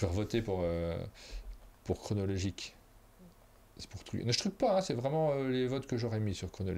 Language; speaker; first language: French; native; French